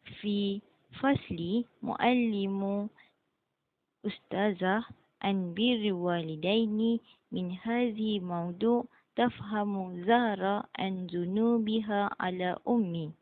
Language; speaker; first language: Arabic; non-native, learner; Malay